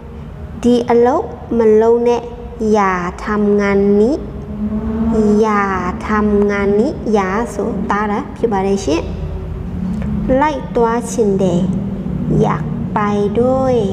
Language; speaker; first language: Thai; non-native, fluent; Burmese